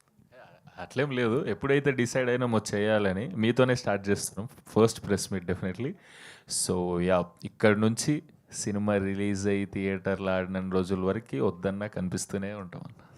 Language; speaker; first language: Telugu; native; Telugu